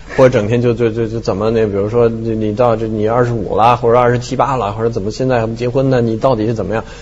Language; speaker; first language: Chinese; non-native, fluent; French